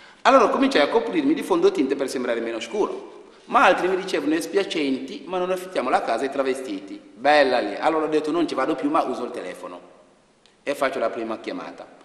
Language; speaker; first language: Italian; non-native, fluent; Wolof